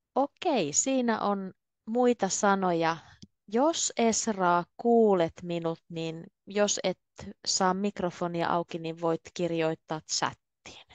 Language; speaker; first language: Finnish; native; Finnish